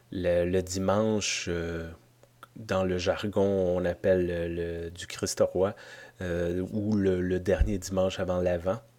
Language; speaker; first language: French; native; French